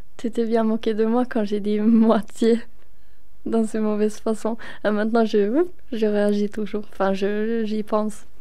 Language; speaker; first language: French; non-native, fluent; Swedish